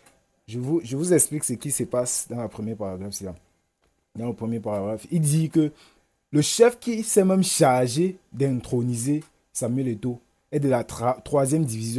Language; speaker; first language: French; native; French